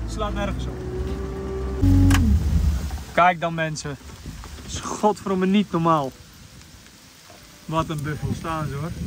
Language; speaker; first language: Dutch; native; Dutch